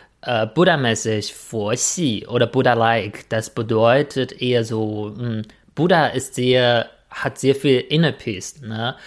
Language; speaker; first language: German; non-native, fluent; Chinese